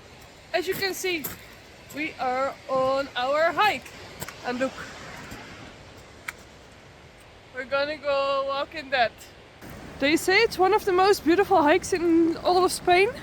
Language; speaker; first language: English; non-native, fluent; Dutch